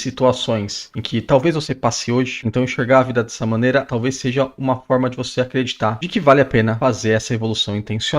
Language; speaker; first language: Portuguese; native; Portuguese